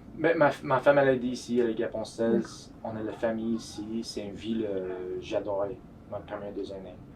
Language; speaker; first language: French; non-native, fluent; English